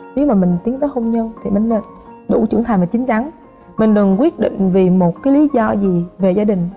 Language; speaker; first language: Vietnamese; native; Vietnamese